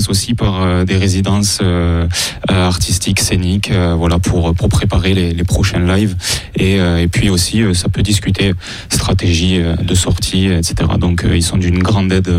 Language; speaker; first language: French; native; French